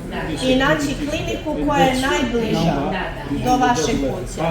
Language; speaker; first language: Bosnian; native; Bosnian